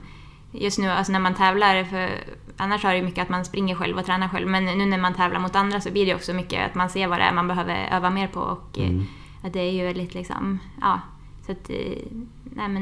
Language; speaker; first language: Swedish; native; Swedish